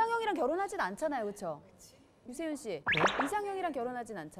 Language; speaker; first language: Korean; native; Korean